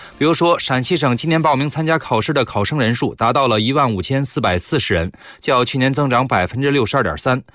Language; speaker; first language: Chinese; native; Chinese